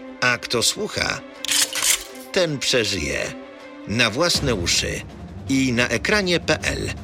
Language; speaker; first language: Polish; native; Polish